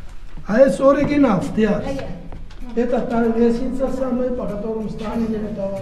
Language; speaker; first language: Russian; non-native, local second language; Georgian